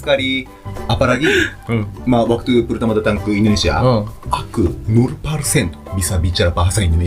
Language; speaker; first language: Indonesian; non-native, fluent; Japanese